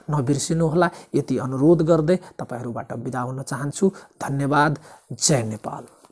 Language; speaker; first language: Nepali; native; Nepali